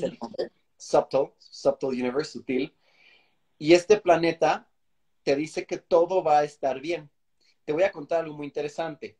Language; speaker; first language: Spanish; native; Spanish